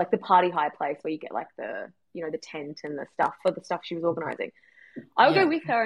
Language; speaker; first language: English; native; English